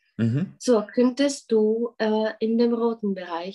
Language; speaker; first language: German; non-native, fluent; Czech